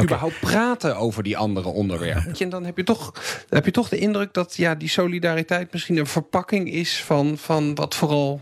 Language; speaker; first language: Dutch; native; Dutch